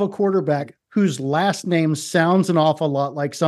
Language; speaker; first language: English; native; English